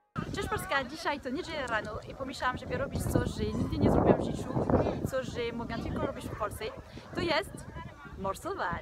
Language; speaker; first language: Polish; non-native, learner; French